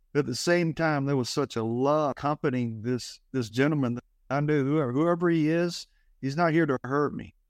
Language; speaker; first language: English; native; English